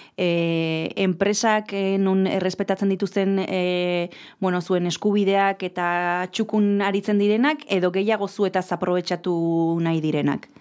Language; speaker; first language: Basque; native; Basque